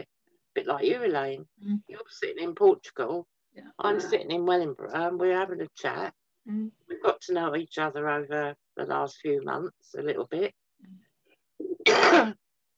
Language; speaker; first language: English; native; English